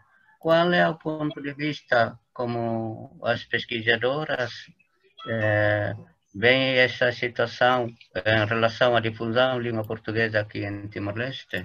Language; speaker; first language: Portuguese; non-native, learner; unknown